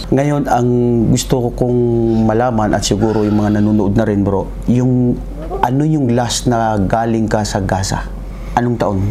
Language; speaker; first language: Filipino; non-native, local second language; Maranao